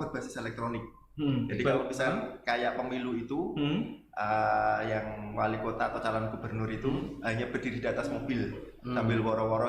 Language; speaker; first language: Indonesian; native; Indonesian